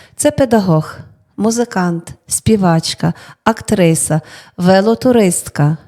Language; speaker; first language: Ukrainian; native; Ukrainian